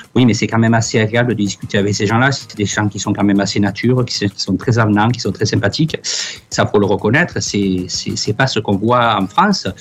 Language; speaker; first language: French; native; French